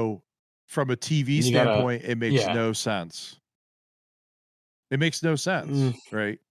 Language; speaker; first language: English; native; English